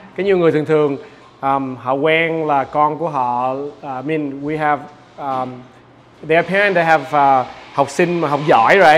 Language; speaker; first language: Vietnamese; early bilingual, heritage; Vietnamese